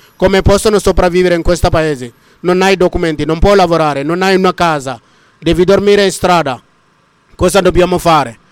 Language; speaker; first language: Italian; non-native, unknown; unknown